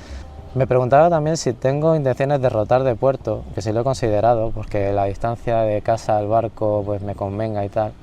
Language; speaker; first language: Spanish; native; Spanish